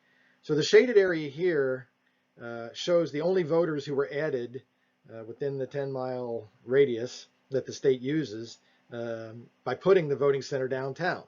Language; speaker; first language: English; native; English